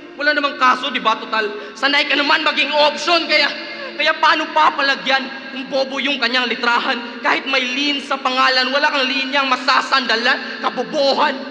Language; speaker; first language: Filipino; non-native, local second language; Cebuano